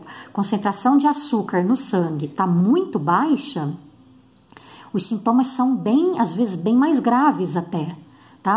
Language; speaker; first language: Portuguese; native; Portuguese